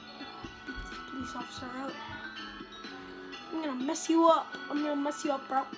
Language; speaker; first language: English; native; English